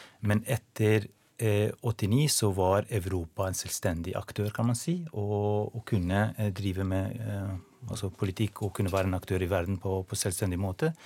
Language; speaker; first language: Norwegian; non-native, fluent; Albanian